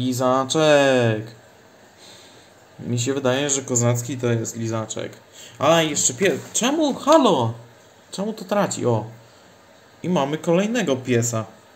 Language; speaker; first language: Polish; native; Polish